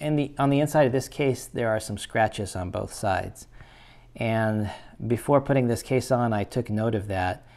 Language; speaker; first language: English; native; English